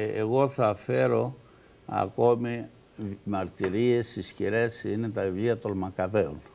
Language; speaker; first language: Greek; native; Greek